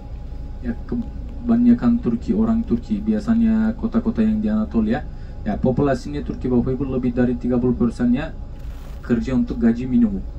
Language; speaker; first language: Indonesian; non-native, fluent; Turkish